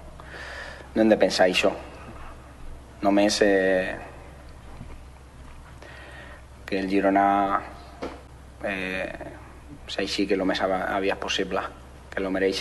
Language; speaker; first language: Catalan; non-native, local second language; Spanish